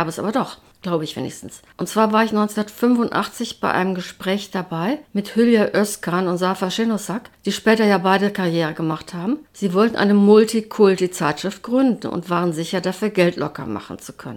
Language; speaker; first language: German; native; German